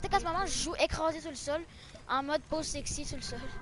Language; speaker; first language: French; native; French